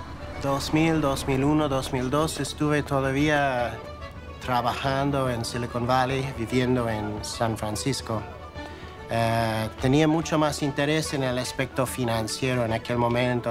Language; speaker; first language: Spanish; non-native, fluent; English